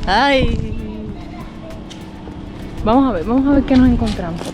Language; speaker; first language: Spanish; native; Spanish